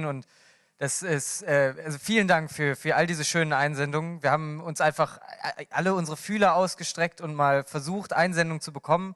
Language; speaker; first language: German; native; German